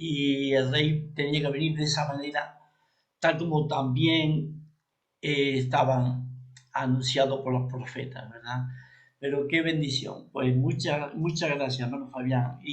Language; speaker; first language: Spanish; native; Spanish